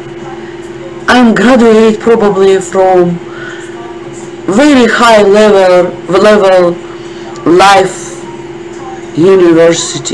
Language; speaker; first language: English; non-native, learner; Russian